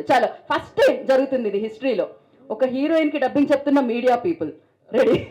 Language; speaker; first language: Telugu; native; Telugu